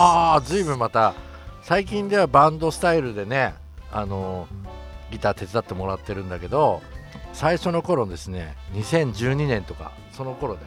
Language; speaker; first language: Japanese; native; Japanese